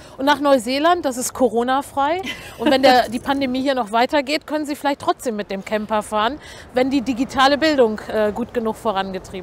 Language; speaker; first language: German; native; German